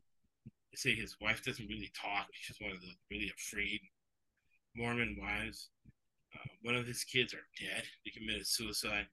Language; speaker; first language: English; early bilingual, other home language; Spanish